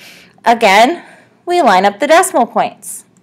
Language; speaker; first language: English; native; English